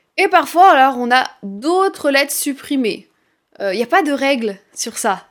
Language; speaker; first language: French; native; French